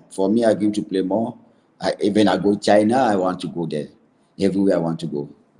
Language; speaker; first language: English; non-native, learner; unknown